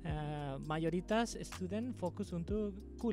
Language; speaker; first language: Indonesian; non-native, fluent; Spanish